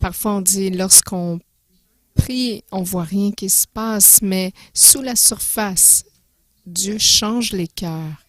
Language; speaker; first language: French; non-native, fluent; English